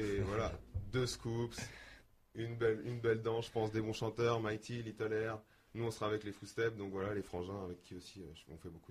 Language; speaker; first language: French; native; French